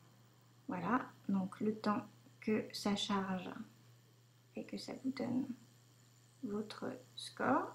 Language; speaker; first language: French; native; French